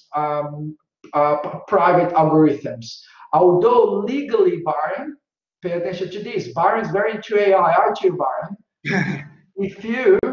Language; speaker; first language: English; non-native, fluent; Portuguese